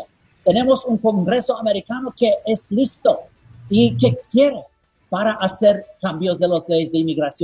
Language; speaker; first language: Spanish; non-native, fluent; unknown